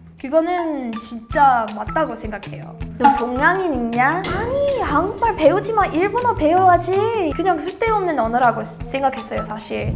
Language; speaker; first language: Korean; non-native, learner; English